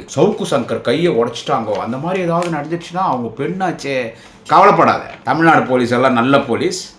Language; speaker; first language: Tamil; non-native, local second language; Telugu